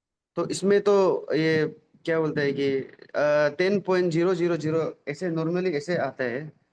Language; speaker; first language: Hindi; non-native, local second language; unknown